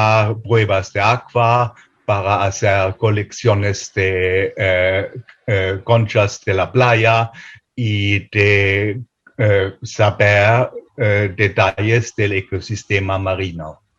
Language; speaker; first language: Spanish; non-native, fluent; German